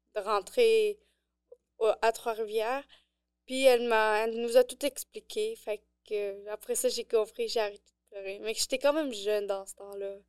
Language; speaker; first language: French; early bilingual, other home language; Arabic